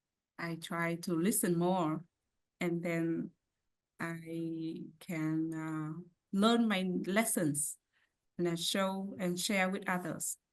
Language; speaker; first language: English; non-native, learner; Vietnamese